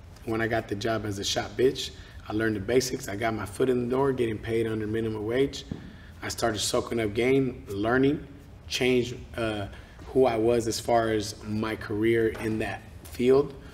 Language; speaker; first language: English; early bilingual, other home language; Spanish